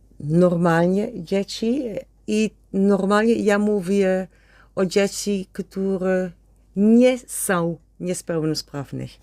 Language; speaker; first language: Polish; non-native, learner; Dutch